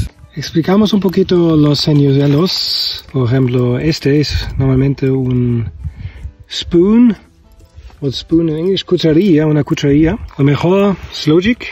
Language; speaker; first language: Spanish; non-native, learner; German